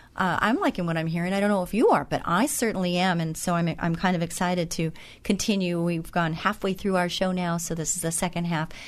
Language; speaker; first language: English; native; English